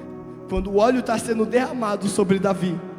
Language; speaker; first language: Portuguese; native; Portuguese